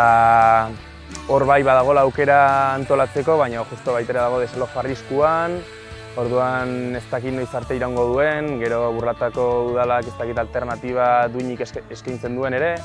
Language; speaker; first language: Basque; native; Basque